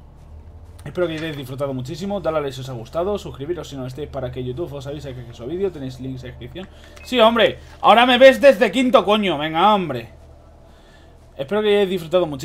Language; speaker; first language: Spanish; native; Spanish